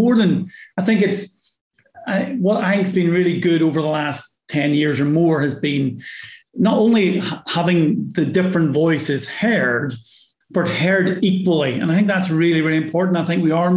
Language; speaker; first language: English; native; English